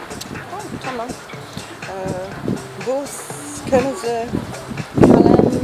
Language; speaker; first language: Turkish; non-native, learner; English